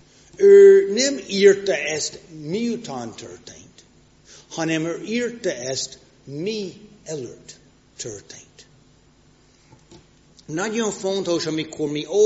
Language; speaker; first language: Hungarian; non-native, fluent; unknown